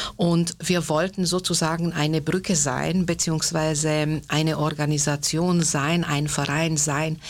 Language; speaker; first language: German; non-native, local second language; Hungarian